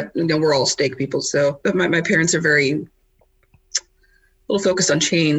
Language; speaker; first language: English; native; English